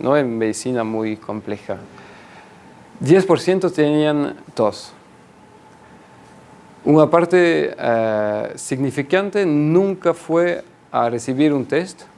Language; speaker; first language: Spanish; non-native, fluent; French